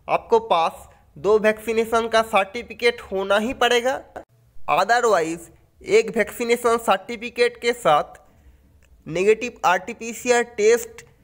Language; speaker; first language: Hindi; non-native, local second language; Bangla